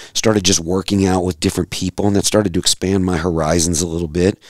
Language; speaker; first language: English; native; English